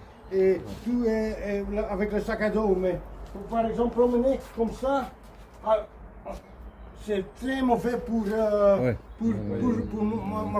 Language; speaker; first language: French; non-native, learner; Dutch